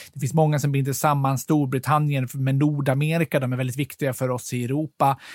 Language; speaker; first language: Swedish; native; Swedish